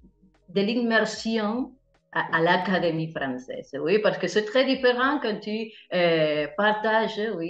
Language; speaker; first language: French; non-native, fluent; Spanish